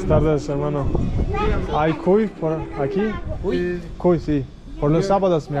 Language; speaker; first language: Spanish; non-native, learner; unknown